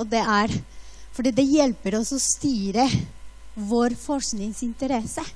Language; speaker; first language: Norwegian; non-native, fluent; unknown